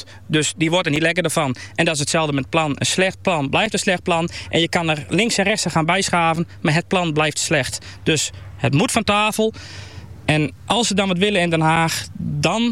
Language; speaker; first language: Dutch; native; Dutch